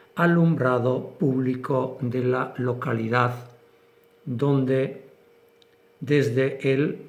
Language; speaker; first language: Spanish; non-native, local second language; Basque